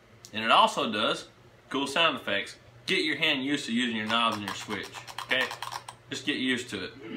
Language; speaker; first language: English; native; English